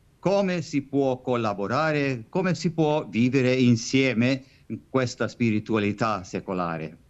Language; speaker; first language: Italian; non-native, fluent; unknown